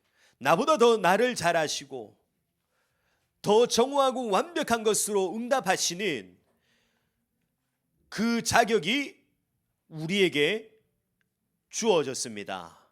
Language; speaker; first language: Korean; native; Korean